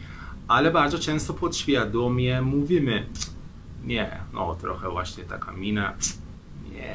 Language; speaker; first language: Polish; non-native, fluent; Persian